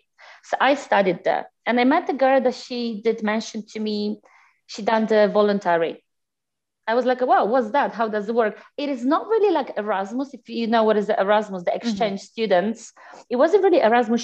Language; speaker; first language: English; non-native, fluent; Polish